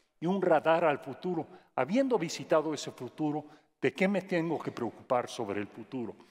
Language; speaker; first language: Spanish; non-native, fluent; English